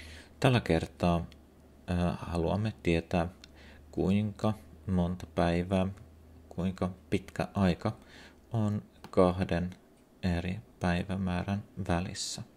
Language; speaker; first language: Finnish; non-native, local second language; Swedish